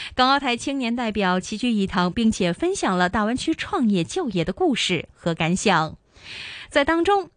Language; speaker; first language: Chinese; non-native, local second language; Cantonese